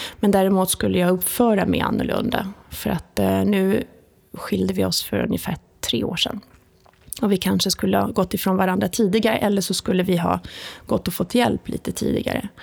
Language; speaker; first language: Swedish; early bilingual, other home language; Italian